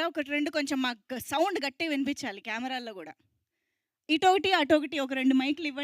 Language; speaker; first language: Telugu; native; Telugu